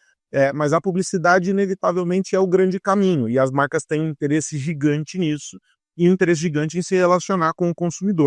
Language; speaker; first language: Portuguese; native; Portuguese